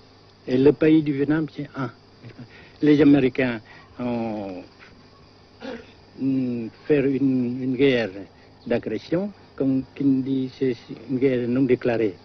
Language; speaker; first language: French; non-native, local second language; Vietnamese